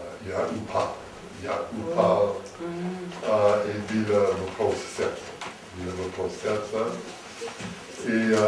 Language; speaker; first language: Russian; non-native, learner; English